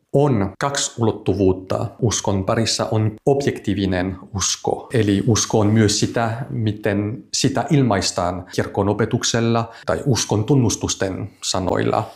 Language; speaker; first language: Finnish; non-native, fluent; French